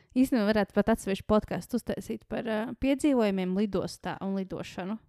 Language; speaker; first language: Latvian; native; Latvian